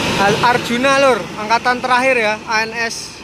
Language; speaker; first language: Indonesian; native; Indonesian